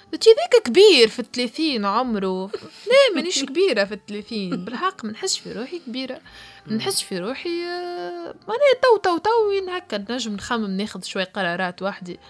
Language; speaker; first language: Arabic; native; Arabic